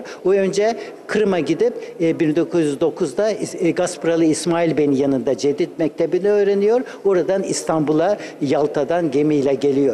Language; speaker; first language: Turkish; early bilingual, other home language; Uzbek